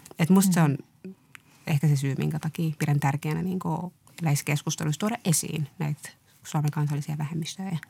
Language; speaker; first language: Finnish; early bilingual, other home language; Somali